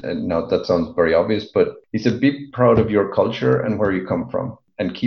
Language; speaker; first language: English; native; English